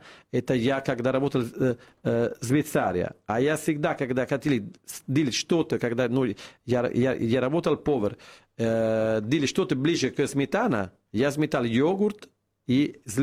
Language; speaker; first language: Russian; non-native, fluent; Italian